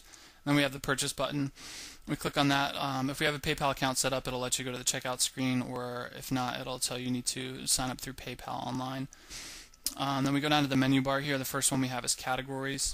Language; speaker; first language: English; native; English